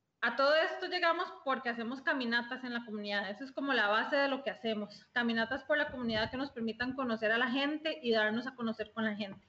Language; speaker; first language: Spanish; native; Spanish